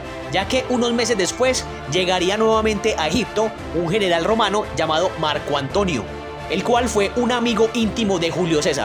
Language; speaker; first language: Spanish; native; Spanish